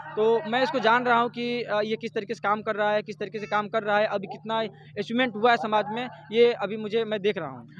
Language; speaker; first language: Hindi; native; Hindi